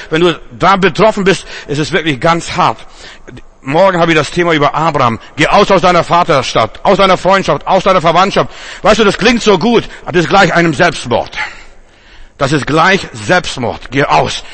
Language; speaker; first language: German; non-native, fluent; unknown